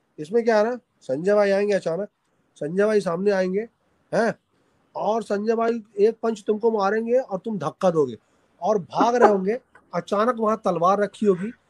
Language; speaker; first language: Hindi; native; Hindi